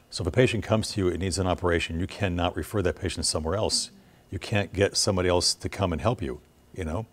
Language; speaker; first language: English; native; English